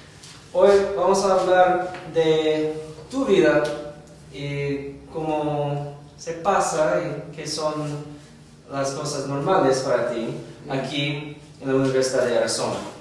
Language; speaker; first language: Spanish; non-native, learner; English